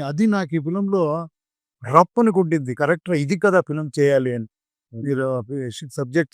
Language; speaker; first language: Telugu; non-native, local second language; Kannada